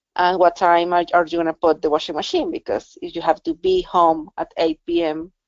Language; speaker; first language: English; non-native, fluent; Spanish